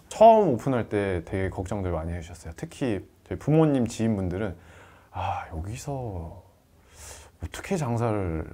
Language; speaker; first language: Korean; native; Korean